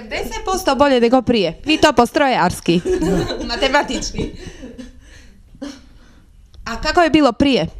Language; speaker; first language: Croatian; native; Croatian